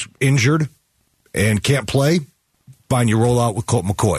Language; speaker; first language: English; native; English